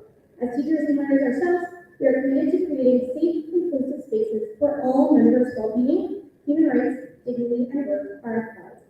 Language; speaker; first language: English; native; English